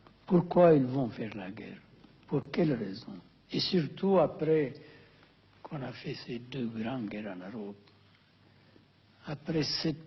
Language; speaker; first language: French; non-native, fluent; Amharic